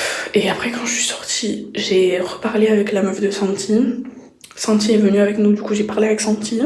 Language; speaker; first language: French; native; French